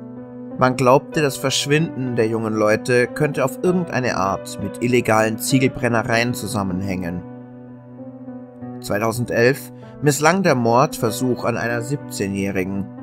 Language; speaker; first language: German; native; German